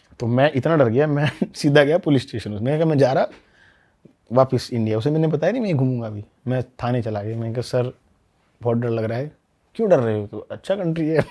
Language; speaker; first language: Hindi; native; Hindi